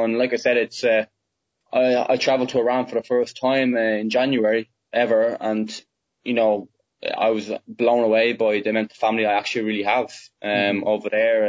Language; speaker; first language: English; native; English